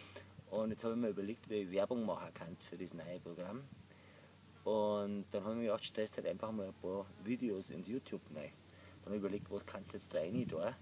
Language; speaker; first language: German; native; German